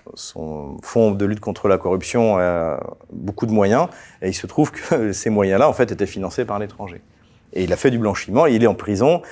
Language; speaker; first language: French; native; French